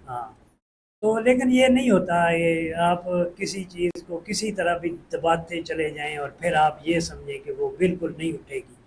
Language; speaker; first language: Urdu; non-native, local second language; Saraiki